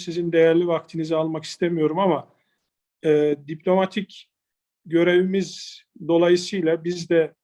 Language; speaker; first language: Turkish; native; Turkish